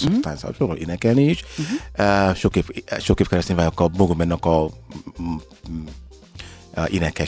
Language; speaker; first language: Hungarian; non-native, learner; Yoruba